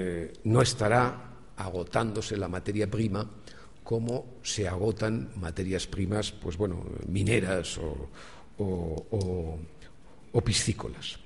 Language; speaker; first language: Spanish; native; Spanish